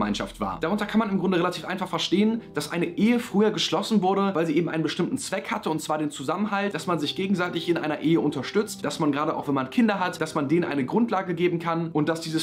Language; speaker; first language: German; native; German